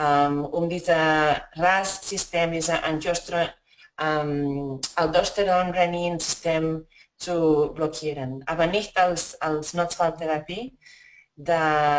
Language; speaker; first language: German; non-native, fluent; Spanish